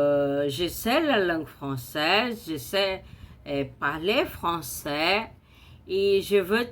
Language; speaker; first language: French; non-native, learner; Portuguese